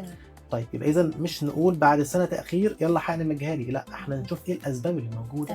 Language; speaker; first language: Arabic; native; Arabic